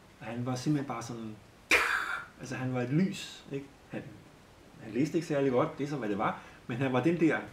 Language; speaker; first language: Danish; native; Danish